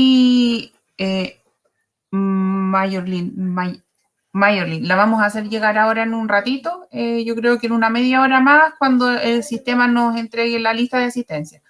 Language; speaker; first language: Spanish; native; Spanish